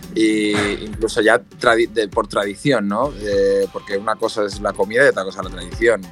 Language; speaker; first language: Spanish; native; Spanish